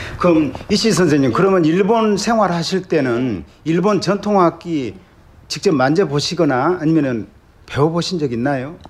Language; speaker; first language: Korean; native; Korean